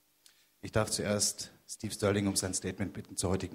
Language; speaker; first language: German; native; German